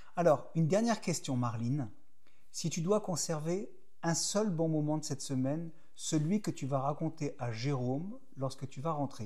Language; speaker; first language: French; native; French